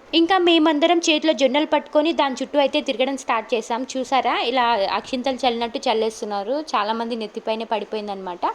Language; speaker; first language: Telugu; non-native, local second language; Lambadi